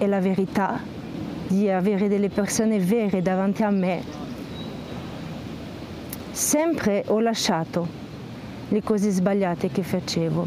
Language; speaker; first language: Italian; non-native, fluent; French